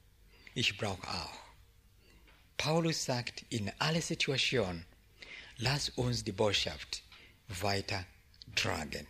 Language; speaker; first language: German; non-native, learner; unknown